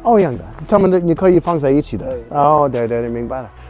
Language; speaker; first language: Chinese; non-native, fluent; English